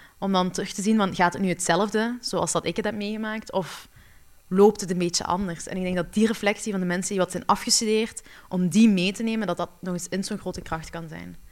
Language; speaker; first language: Dutch; early bilingual, other home language; Arabic